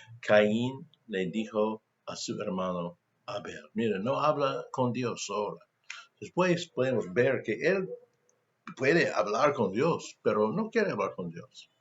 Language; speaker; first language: Spanish; non-native, fluent; English